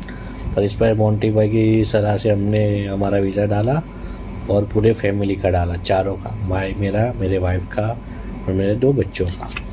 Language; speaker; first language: Hindi; non-native, local second language; Gujarati